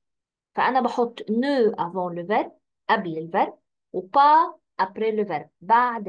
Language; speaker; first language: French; non-native, fluent; Arabic